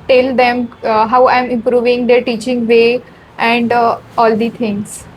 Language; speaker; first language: English; non-native, learner; Marathi